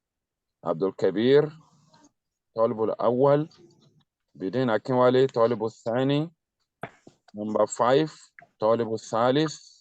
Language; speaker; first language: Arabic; non-native, fluent; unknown